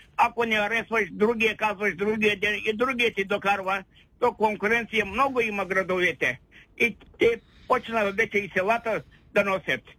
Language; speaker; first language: Bulgarian; non-native, local second language; Turkish